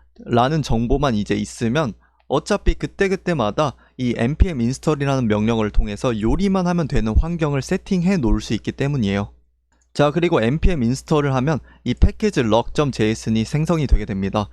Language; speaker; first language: Korean; native; Korean